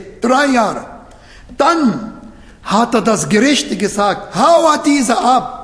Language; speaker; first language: German; non-native, fluent; Arabic